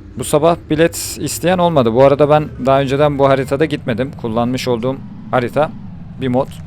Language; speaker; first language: Turkish; native; Turkish